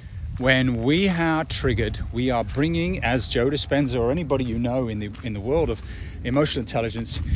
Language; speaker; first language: English; native; English